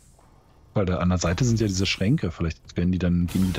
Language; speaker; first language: German; native; German